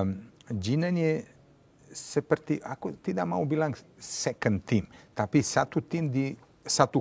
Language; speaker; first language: Indonesian; non-native, fluent; Serbian